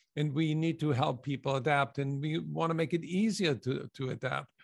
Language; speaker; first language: English; non-native, fluent; German